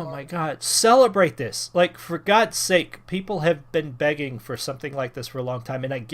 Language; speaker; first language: English; native; English